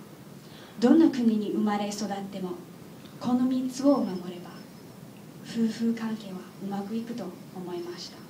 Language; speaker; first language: Japanese; non-native, learner; English